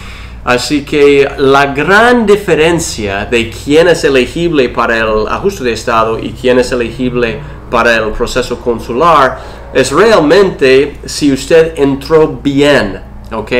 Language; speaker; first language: Spanish; non-native, fluent; English